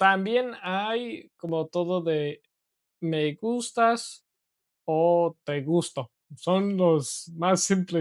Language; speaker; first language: Spanish; non-native, learner; English